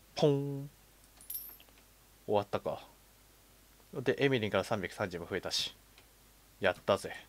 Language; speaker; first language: Japanese; native; Japanese